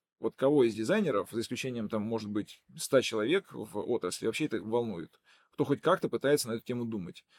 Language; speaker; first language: Russian; non-native, local second language; Udmurt